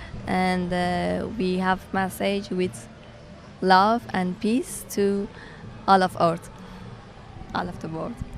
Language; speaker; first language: English; non-native, learner; Persian